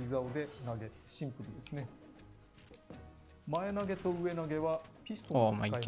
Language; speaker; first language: Japanese; native; Japanese